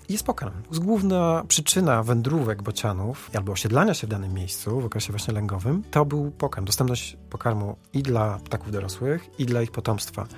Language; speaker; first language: Polish; native; Polish